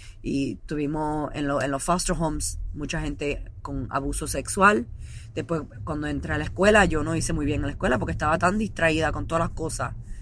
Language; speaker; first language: Spanish; early bilingual, heritage; Spanish